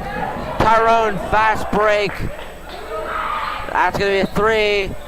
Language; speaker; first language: English; native; English